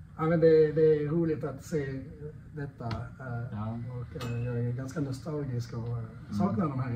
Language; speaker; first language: Swedish; non-native, fluent; French